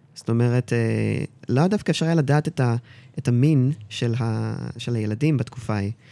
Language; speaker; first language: Hebrew; early bilingual, heritage; Hebrew